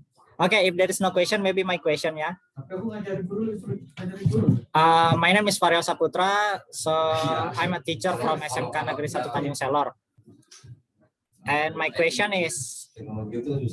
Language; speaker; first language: English; non-native, fluent; Indonesian